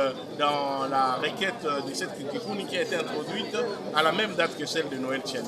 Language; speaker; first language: French; non-native, local second language; Lingala